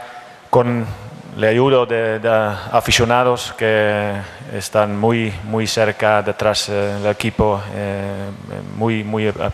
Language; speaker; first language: Spanish; non-native, learner; Dutch